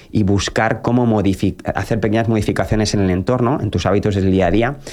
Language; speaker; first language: Spanish; native; Spanish